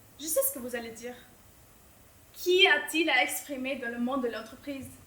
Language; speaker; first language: French; non-native, fluent; Albanian